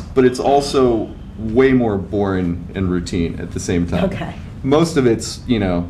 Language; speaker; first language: English; native; English